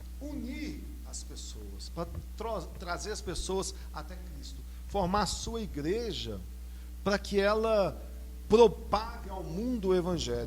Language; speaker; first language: Portuguese; native; Portuguese